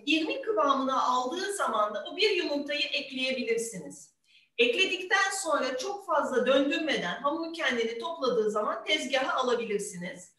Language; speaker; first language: Turkish; native; Turkish